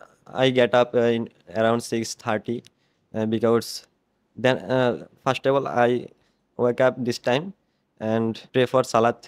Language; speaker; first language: English; non-native, learner; Bangla